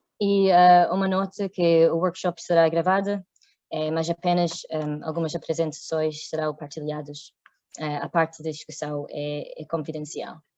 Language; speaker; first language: Portuguese; non-native, fluent; English